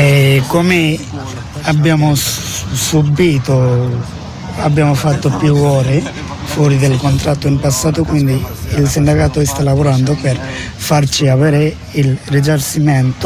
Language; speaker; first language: Italian; non-native, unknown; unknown